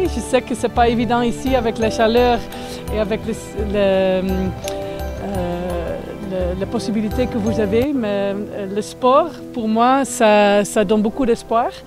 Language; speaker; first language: French; non-native, fluent; Dutch